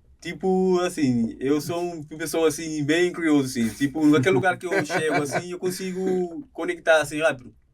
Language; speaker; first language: Portuguese; non-native, local second language; Kabuverdianu